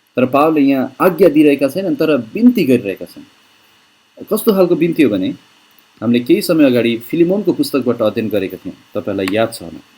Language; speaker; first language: Nepali; native; Nepali